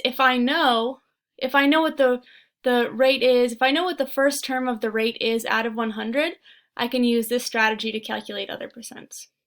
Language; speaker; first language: English; native; English